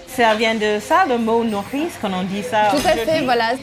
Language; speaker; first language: French; non-native, fluent; English